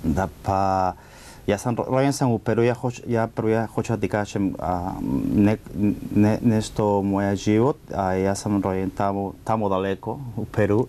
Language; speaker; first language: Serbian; non-native, learner; Spanish